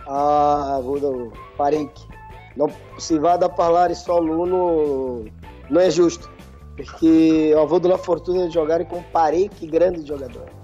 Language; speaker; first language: Italian; non-native, fluent; Portuguese